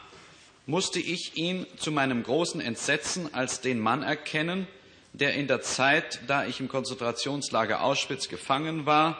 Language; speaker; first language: German; native; German